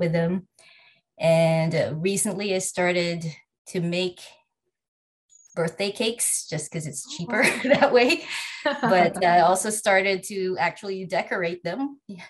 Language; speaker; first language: English; non-native, local second language; Filipino